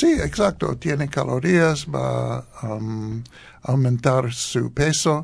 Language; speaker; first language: Spanish; non-native, learner; English